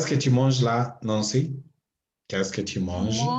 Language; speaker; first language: French; non-native, fluent; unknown